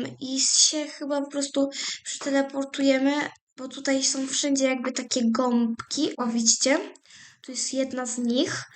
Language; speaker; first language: Polish; native; Polish